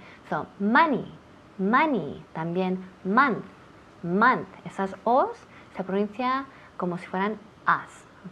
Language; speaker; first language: Spanish; non-native, fluent; English